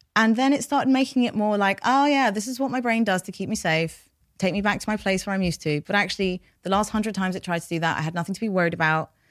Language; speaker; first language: English; non-native, local second language; Persian